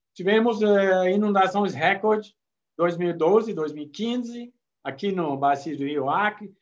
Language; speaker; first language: Portuguese; non-native, fluent; English